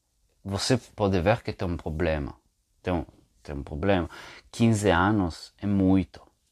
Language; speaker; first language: Portuguese; non-native, fluent; Italian